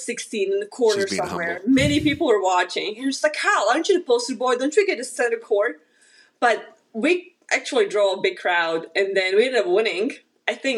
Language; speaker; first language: English; non-native, fluent; Slovak